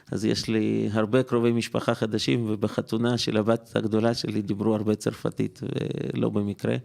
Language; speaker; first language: Hebrew; non-native, fluent; Russian